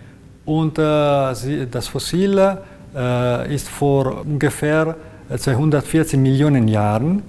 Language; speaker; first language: German; non-native, local second language; Italian